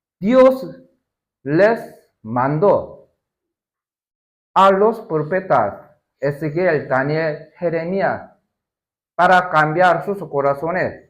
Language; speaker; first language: Spanish; non-native, learner; Korean